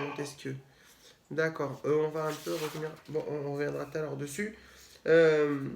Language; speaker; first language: French; native; French